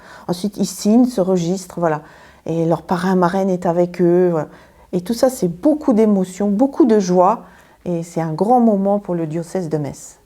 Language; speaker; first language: French; native; French